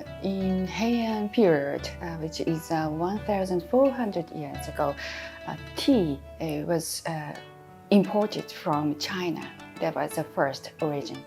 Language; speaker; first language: English; non-native, fluent; Japanese